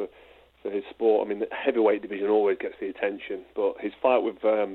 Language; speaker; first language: English; native; English